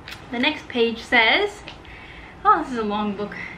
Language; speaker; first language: English; native; English